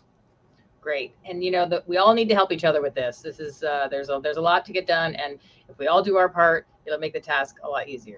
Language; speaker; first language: English; native; English